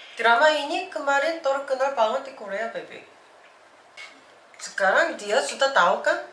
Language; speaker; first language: Indonesian; non-native, learner; Korean